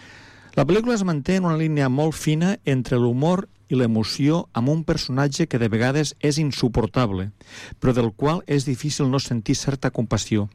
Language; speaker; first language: Catalan; native; Catalan